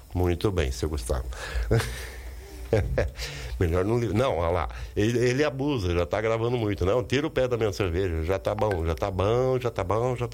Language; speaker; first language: Portuguese; native; Portuguese